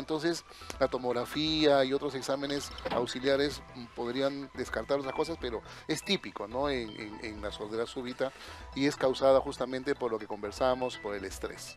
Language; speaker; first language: Spanish; native; Spanish